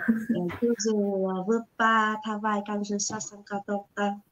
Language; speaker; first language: French; non-native, learner; Vietnamese